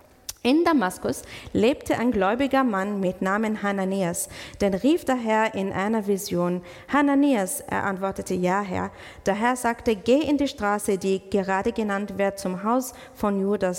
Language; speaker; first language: German; non-native, fluent; English